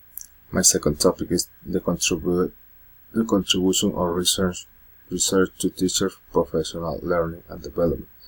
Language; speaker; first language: English; non-native, learner; Spanish